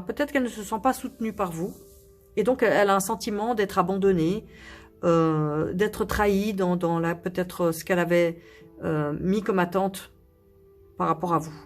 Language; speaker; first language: French; native; French